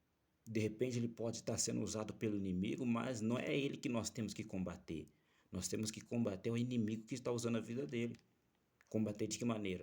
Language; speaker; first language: Portuguese; native; Portuguese